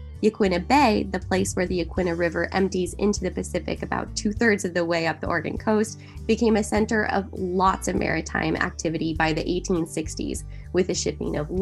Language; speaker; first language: English; native; English